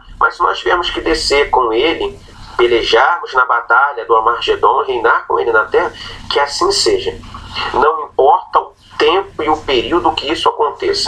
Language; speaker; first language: Portuguese; native; Portuguese